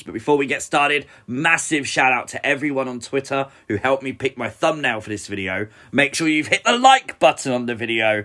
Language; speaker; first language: English; native; English